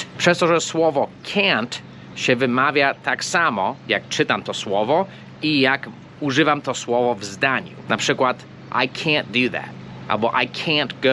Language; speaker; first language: Polish; non-native, fluent; English